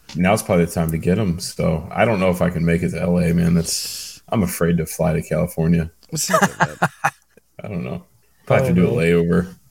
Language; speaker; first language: English; native; English